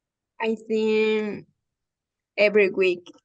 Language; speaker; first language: English; non-native, learner; Spanish